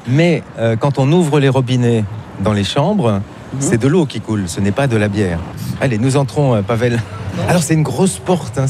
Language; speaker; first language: French; native; French